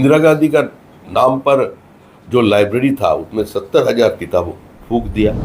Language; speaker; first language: Hindi; non-native, local second language; Bangla